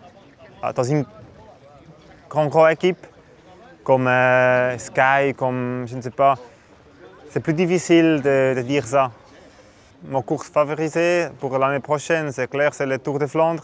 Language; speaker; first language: French; non-native, fluent; German